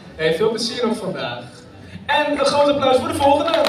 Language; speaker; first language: Dutch; native; Dutch